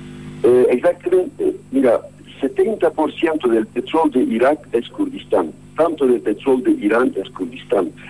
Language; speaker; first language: Spanish; non-native, fluent; Kurdish